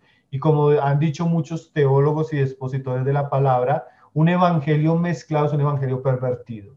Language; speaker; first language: Spanish; native; Spanish